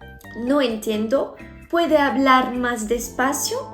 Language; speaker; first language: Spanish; non-native, fluent; French